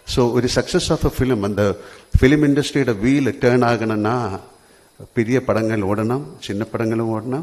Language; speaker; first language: Tamil; non-native, learner; Malayalam